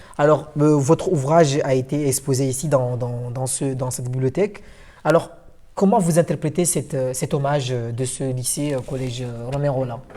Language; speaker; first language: French; non-native, local second language; Ngazidja Comorian